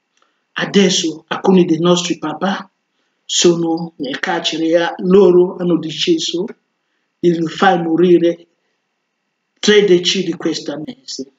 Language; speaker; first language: Italian; non-native, fluent; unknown